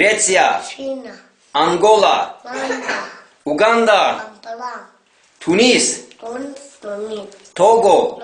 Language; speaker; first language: Russian; non-native, local second language; Tajik